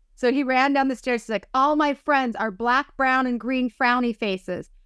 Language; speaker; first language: English; native; English